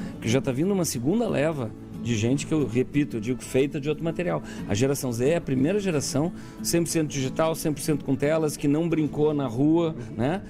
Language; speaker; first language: Portuguese; native; Portuguese